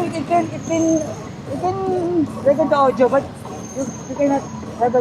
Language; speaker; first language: English; non-native, local second language; Filipino